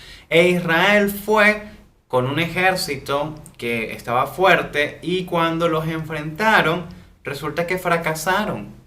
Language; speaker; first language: Spanish; native; Spanish